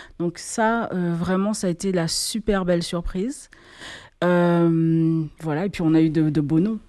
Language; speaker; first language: French; native; French